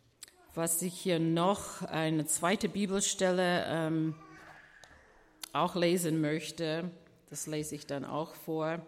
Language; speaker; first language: German; non-native, fluent; English